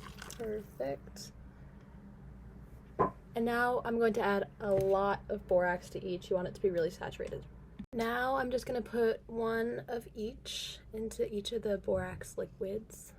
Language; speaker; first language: English; native; English